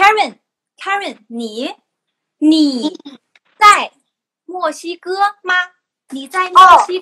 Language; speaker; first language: Chinese; non-native, learner; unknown